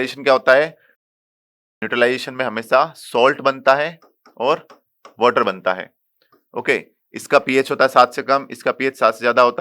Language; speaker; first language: Hindi; native; Hindi